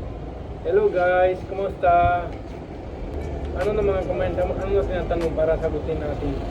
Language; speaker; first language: Filipino; non-native, learner; Punjabi